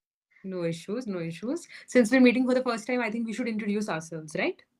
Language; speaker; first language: English; non-native, local second language; Hindi